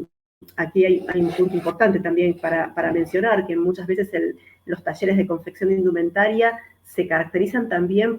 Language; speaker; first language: Spanish; native; Spanish